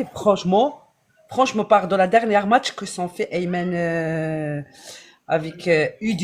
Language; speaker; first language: French; non-native, learner; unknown